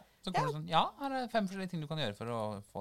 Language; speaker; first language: Norwegian; native; Norwegian